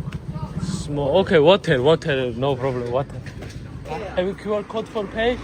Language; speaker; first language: English; non-native, learner; Georgian